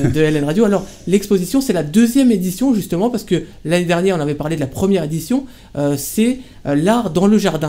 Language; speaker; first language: French; native; French